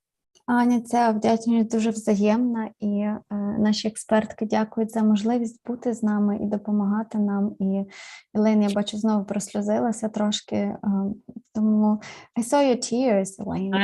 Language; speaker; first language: Ukrainian; native; Ukrainian